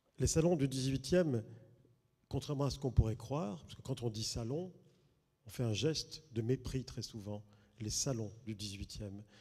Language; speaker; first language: French; native; French